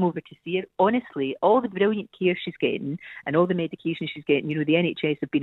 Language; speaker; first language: English; native; English